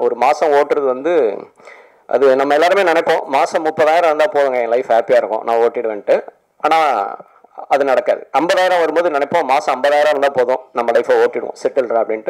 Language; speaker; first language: Tamil; native; Tamil